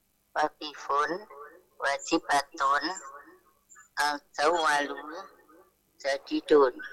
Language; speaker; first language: Arabic; non-native, learner; Indonesian